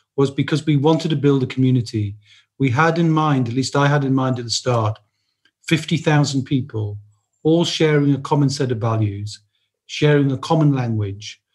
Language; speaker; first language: English; native; English